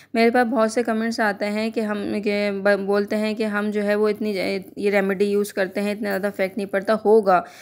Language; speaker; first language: Hindi; native; Hindi